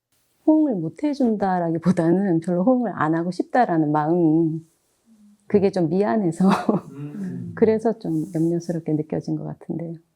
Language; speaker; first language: Korean; native; Korean